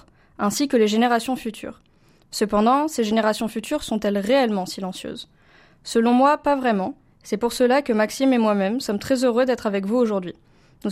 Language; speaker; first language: French; native; French